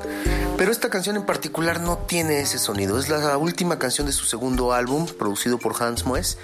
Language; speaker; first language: Spanish; native; Spanish